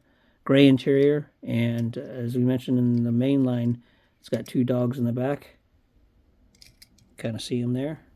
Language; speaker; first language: English; native; English